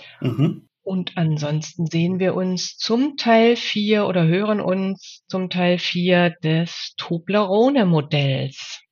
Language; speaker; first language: German; native; German